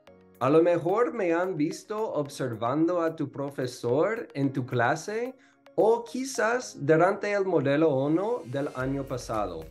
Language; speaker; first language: Spanish; non-native, fluent; English